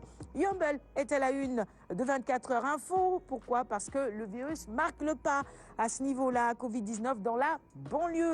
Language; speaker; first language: French; non-native, local second language; Wolof